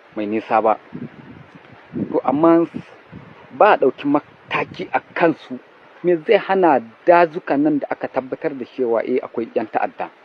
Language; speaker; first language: Hausa; non-native, local second language; Fula